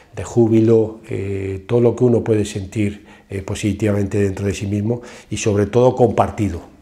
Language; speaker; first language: Spanish; native; Spanish